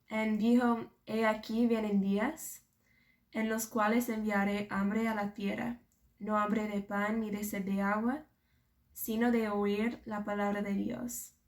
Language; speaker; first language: Spanish; non-native, fluent; English